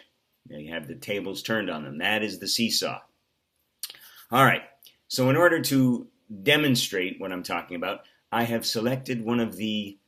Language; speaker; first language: English; native; English